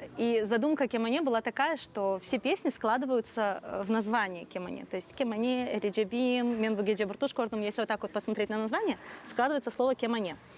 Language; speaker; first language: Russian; non-native, local second language; Crimean Tatar